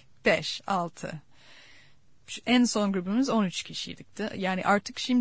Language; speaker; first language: Turkish; non-native, fluent; English